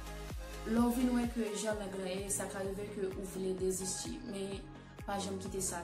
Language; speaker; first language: French; non-native, local second language; Haitian Creole